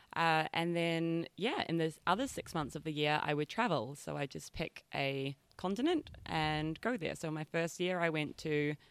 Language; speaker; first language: English; native; English